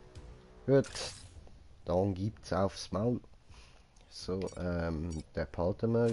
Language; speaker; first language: German; native; German